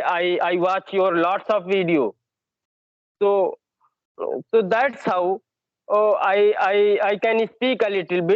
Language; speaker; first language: English; non-native, learner; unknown